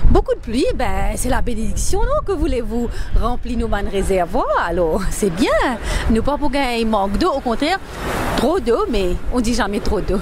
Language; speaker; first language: French; non-native, local second language; Morisyen